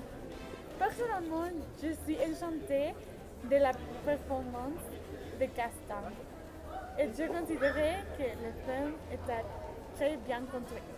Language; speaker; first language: French; non-native, learner; Spanish